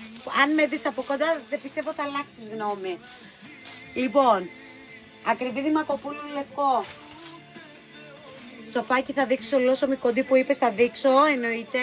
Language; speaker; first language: Greek; native; Greek